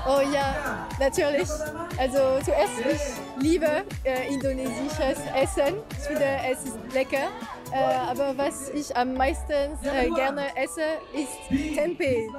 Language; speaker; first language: German; non-native, learner; French